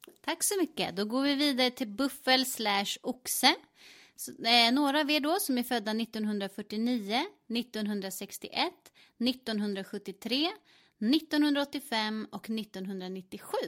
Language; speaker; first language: Swedish; native; Swedish